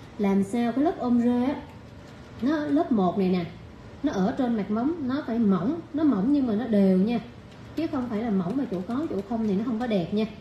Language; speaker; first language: Vietnamese; native; Vietnamese